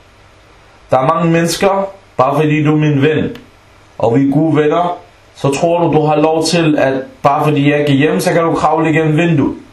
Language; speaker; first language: Danish; non-native, local second language; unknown